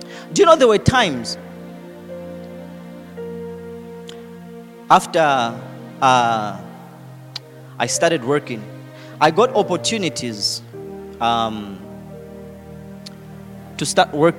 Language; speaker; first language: English; non-native, local second language; Nyanja